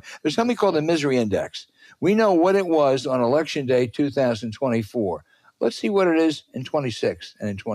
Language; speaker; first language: English; native; English